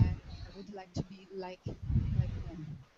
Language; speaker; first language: English; non-native, learner; Portuguese